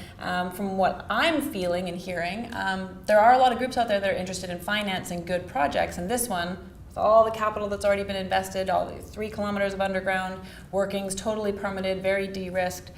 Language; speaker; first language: English; native; English